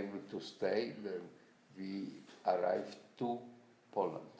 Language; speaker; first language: English; non-native, learner; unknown